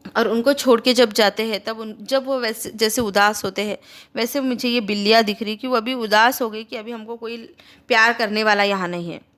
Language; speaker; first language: Hindi; non-native, local second language; Marathi